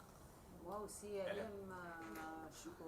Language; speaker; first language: French; non-native, learner; Arabic